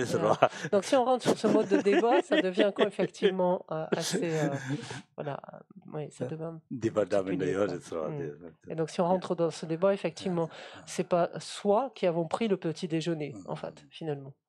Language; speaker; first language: French; native; French